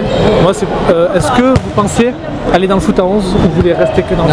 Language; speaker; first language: French; native; French